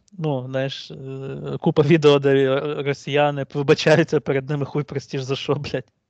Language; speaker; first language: Ukrainian; native; Ukrainian